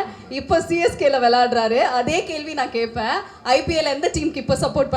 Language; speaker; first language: Tamil; native; Tamil